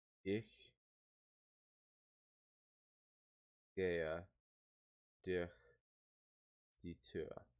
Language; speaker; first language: German; non-native, learner; English